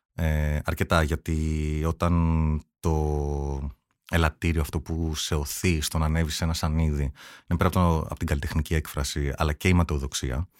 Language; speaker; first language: Greek; native; Greek